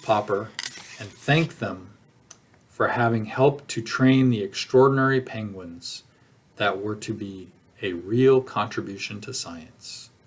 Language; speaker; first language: English; native; English